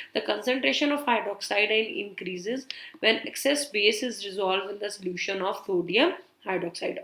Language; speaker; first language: English; non-native, local second language; Punjabi